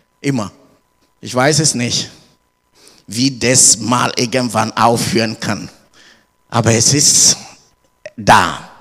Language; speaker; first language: German; non-native, learner; English